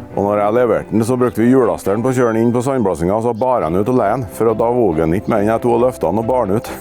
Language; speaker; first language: Norwegian; native; Norwegian